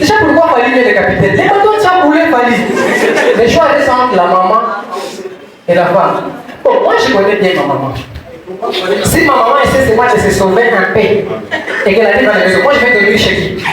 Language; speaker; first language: French; non-native, local second language; Swahili